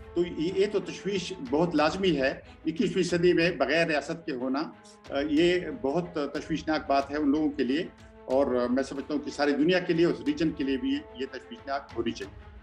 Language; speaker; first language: Urdu; non-native, local second language; Pashto